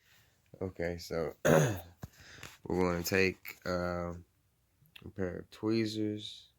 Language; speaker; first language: English; native; English